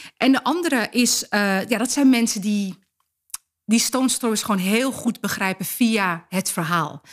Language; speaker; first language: Dutch; early bilingual, other home language; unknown